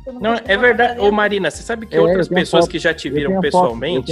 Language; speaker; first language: Portuguese; native; Portuguese